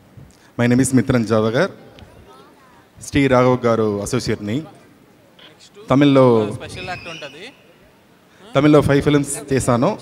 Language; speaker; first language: Telugu; non-native, learner; Tamil